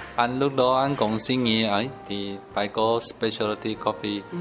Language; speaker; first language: Vietnamese; non-native, learner; Chinese